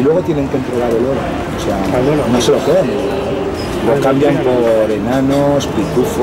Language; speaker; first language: Spanish; native; Spanish